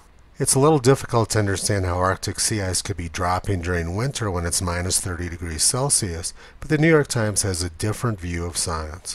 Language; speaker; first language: English; native; English